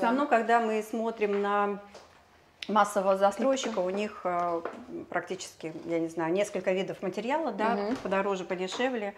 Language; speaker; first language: Russian; native; Russian